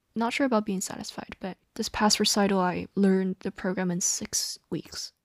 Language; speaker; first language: English; non-native, local second language; Cantonese